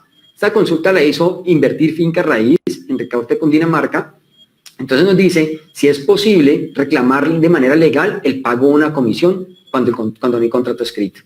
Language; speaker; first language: Spanish; native; Spanish